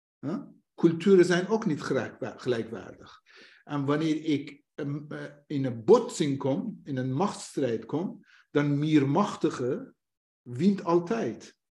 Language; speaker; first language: Dutch; non-native, fluent; Persian